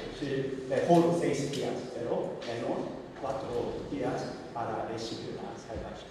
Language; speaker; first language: Spanish; non-native, learner; Korean